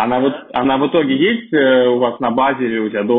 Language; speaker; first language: Russian; native; Russian